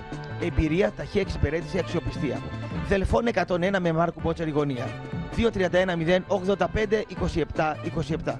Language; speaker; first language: Greek; native; Greek